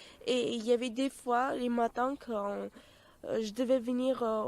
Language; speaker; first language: French; non-native, fluent; Armenian